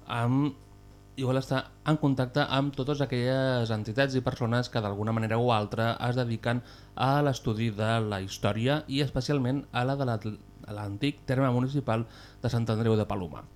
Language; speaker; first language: Catalan; native; Catalan